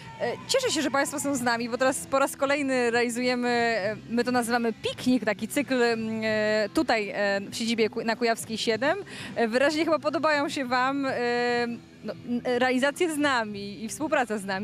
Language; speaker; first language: Polish; native; Polish